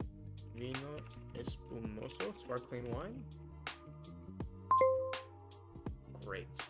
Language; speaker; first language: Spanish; non-native, fluent; English